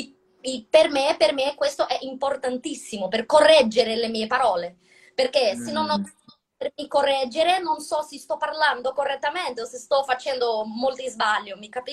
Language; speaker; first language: Italian; non-native, learner; Portuguese